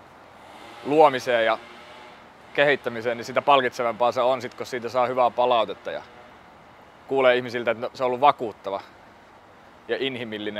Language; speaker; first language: Finnish; native; Finnish